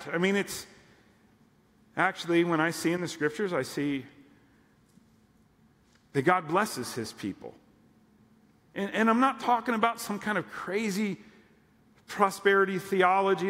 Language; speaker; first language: English; native; English